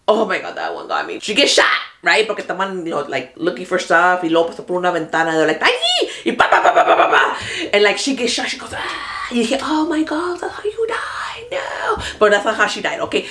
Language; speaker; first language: English; early bilingual, other home language; Spanish